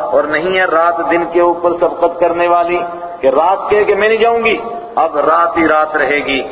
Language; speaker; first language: Urdu; native; Urdu